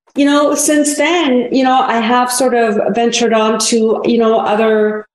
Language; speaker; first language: English; early bilingual, other home language; Korean